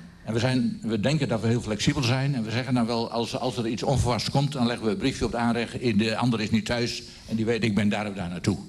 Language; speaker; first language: Dutch; native; Dutch